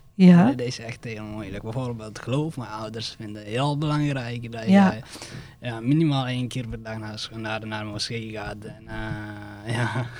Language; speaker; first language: Dutch; non-native, fluent; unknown